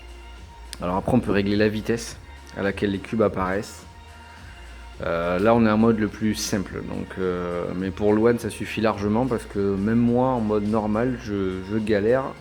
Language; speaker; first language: French; native; French